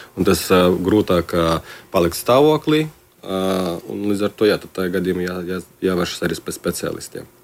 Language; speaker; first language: Latvian; non-native, local second language; Russian